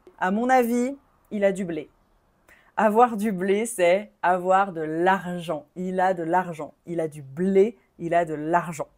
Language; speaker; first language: French; native; French